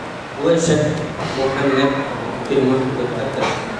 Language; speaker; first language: Arabic; non-native, learner; Indonesian